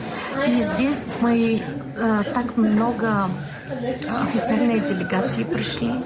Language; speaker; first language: Russian; non-native, learner; Bulgarian